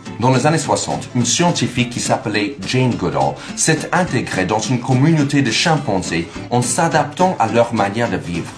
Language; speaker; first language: French; non-native, fluent; English